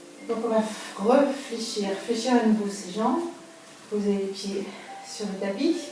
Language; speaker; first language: French; native; French